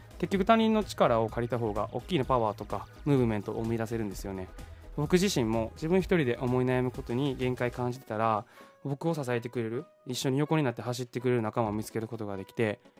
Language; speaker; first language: Japanese; native; Japanese